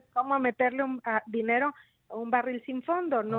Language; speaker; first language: Spanish; native; Spanish